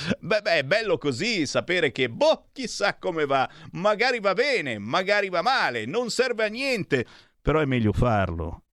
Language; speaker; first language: Italian; native; Italian